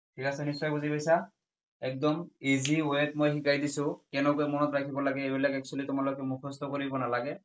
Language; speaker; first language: Assamese; non-native, local second language; Bangla